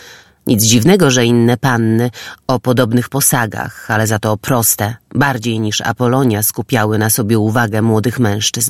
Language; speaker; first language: Polish; native; Polish